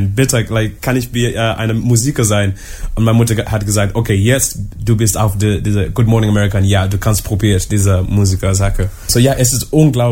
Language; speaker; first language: German; non-native, learner; English